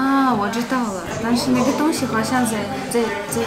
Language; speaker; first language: Chinese; non-native, learner; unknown